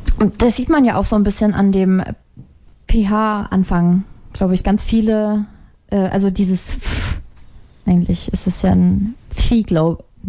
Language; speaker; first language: German; non-native, fluent; Ukrainian